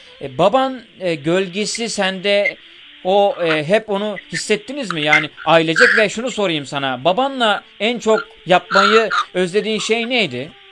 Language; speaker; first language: Turkish; native; Turkish